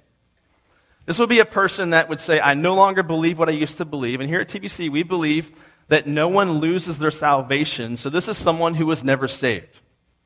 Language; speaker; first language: English; native; English